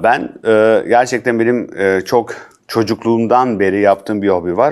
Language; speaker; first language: Turkish; early bilingual, heritage; Turkish